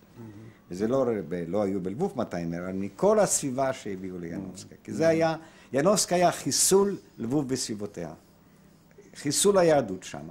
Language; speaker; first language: Hebrew; non-native, fluent; Polish